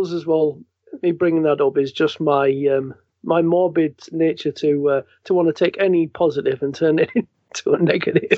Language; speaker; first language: English; native; English